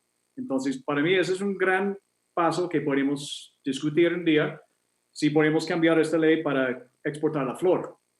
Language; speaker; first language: Spanish; non-native, fluent; English